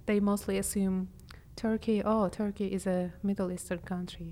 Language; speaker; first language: English; non-native, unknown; Turkish